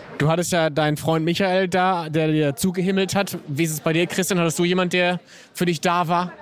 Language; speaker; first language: German; native; German